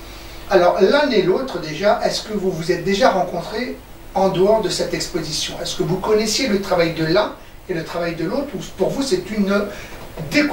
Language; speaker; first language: French; native; French